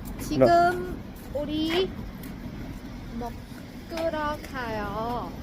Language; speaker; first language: Korean; non-native, learner; Vietnamese